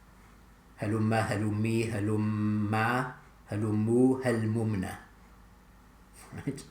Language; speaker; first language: Arabic; non-native, fluent; English